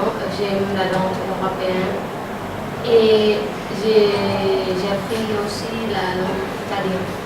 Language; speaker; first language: French; non-native, learner; Indonesian